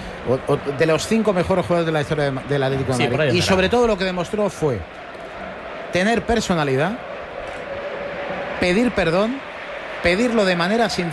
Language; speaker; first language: Spanish; native; Spanish